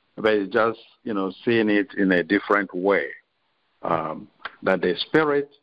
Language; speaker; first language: English; non-native, local second language; Igbo